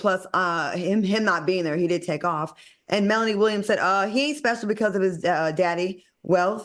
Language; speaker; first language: English; native; English